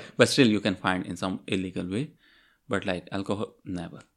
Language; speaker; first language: English; non-native, local second language; Urdu